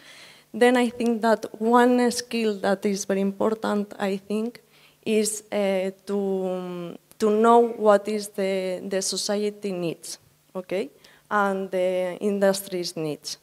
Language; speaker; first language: English; non-native, learner; Spanish